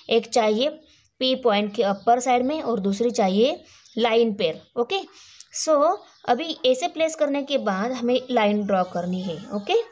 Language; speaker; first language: Hindi; non-native, local second language; Marathi